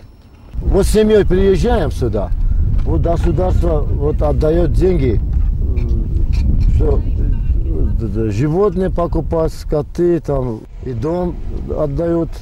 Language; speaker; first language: Russian; non-native, local second language; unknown